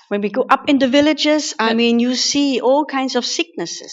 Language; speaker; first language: English; non-native, fluent; German